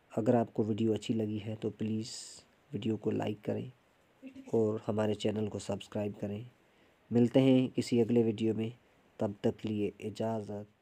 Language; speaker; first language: Urdu; non-native, local second language; Sindhi